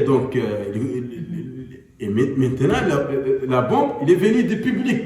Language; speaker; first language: French; non-native, local second language; Arabic